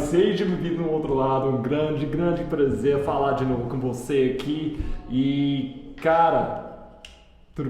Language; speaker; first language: Portuguese; non-native, fluent; English